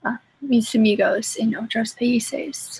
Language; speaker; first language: Spanish; non-native, learner; English